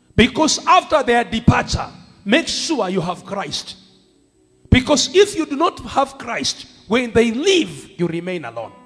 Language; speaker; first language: English; non-native, local second language; Swahili